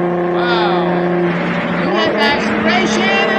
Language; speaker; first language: English; non-native, learner; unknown